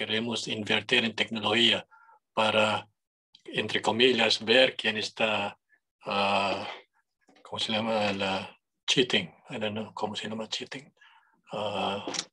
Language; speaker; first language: Spanish; non-native, fluent; English